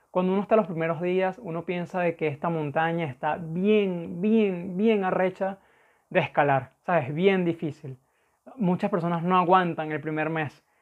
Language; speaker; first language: Spanish; native; Spanish